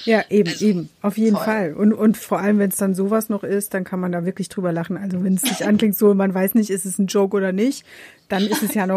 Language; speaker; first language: German; native; German